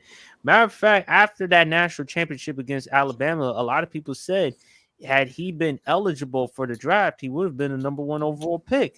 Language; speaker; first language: English; native; English